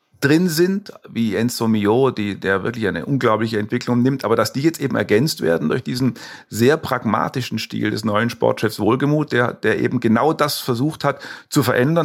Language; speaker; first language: German; native; German